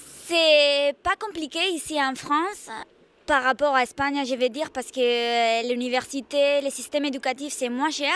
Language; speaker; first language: French; non-native, fluent; Spanish